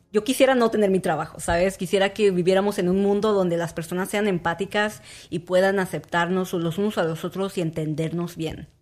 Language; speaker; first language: Spanish; early bilingual, heritage; Spanish